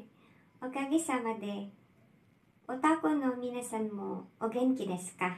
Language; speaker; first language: Japanese; non-native, learner; Filipino